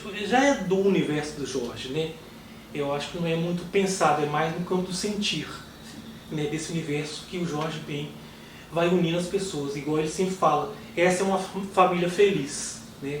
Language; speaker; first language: Portuguese; native; Portuguese